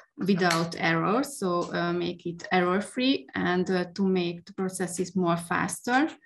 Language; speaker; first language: English; non-native, fluent; Hungarian